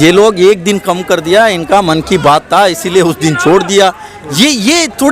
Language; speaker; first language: Hindi; non-native, local second language; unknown